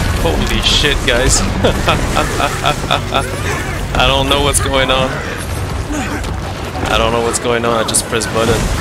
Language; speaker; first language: English; non-native, fluent; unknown